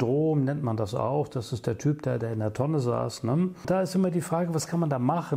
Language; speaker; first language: German; native; German